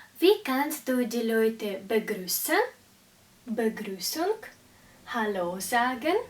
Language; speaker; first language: German; non-native, fluent; Russian